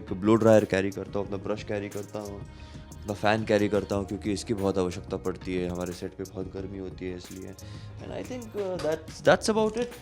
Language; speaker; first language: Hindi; non-native, local second language; Marathi